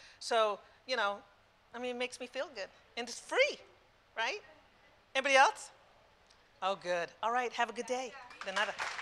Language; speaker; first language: English; early bilingual, other home language; Spanish